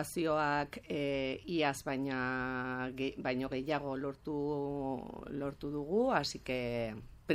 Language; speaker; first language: Basque; non-native, local second language; Spanish